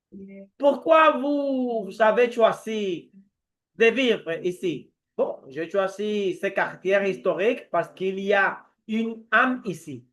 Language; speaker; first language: French; non-native, learner; Spanish